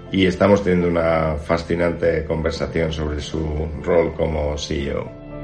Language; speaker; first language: Spanish; native; Spanish